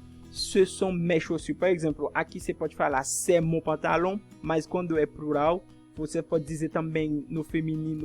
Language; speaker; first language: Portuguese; non-native, fluent; French